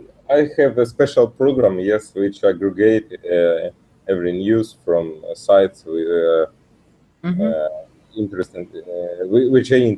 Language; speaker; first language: English; non-native, learner; Russian